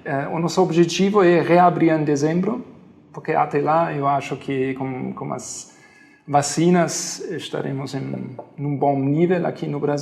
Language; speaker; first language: Portuguese; non-native, fluent; German